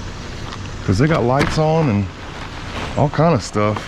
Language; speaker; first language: English; native; English